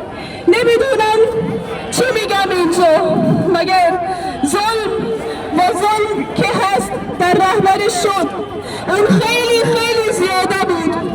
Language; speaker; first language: Persian; non-native, learner; Urdu